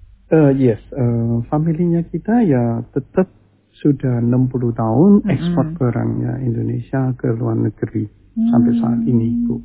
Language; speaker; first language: Indonesian; early bilingual, heritage; Chinese